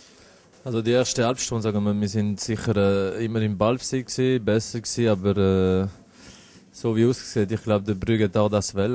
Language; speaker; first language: German; non-native, fluent; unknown